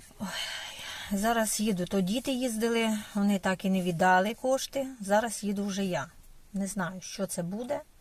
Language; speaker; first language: Ukrainian; non-native, local second language; Russian